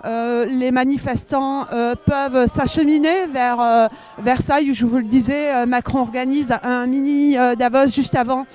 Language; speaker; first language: French; native; French